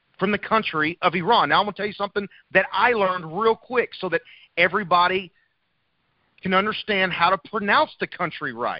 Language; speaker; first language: English; native; English